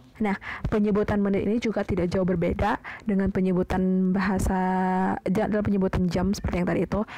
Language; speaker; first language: Indonesian; native; Indonesian